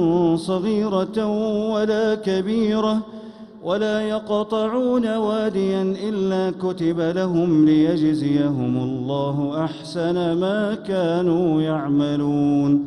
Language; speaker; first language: Arabic; native; Arabic